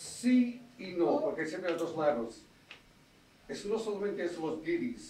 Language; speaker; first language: Spanish; non-native, fluent; English